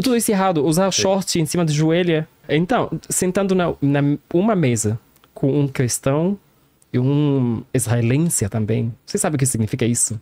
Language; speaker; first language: Portuguese; non-native, learner; Arabic